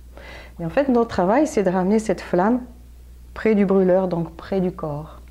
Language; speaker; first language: French; native; French